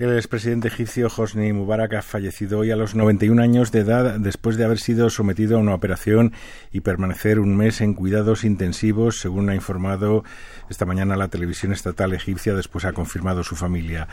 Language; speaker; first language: Spanish; native; Spanish